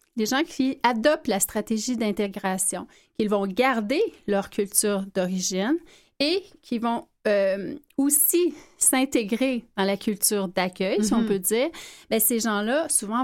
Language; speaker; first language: French; native; French